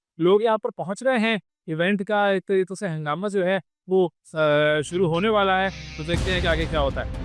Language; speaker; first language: Urdu; native; Urdu